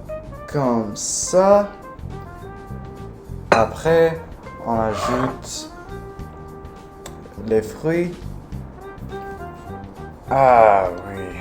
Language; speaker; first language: French; non-native, learner; English